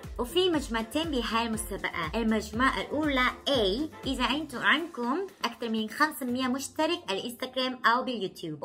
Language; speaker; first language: Arabic; non-native, fluent; Korean